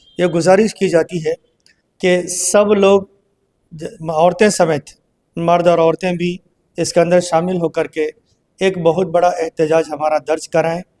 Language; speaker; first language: Urdu; native; Urdu